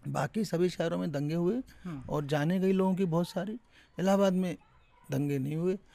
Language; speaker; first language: Hindi; native; Hindi